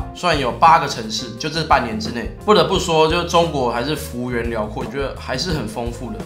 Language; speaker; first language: Chinese; native; Chinese